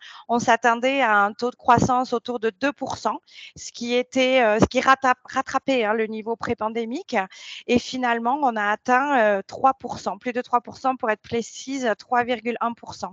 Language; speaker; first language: French; native; French